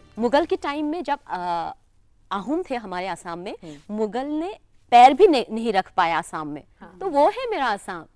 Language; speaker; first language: Hindi; non-native, local second language; Assamese